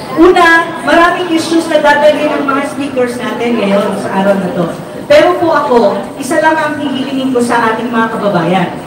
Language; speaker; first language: Filipino; non-native, local second language; Waray